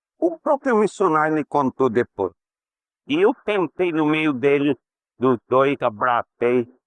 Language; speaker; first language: Portuguese; non-native, fluent; English